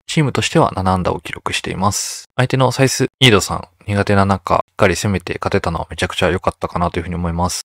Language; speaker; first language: Japanese; native; Japanese